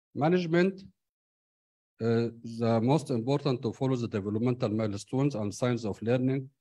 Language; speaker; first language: English; non-native, fluent; Arabic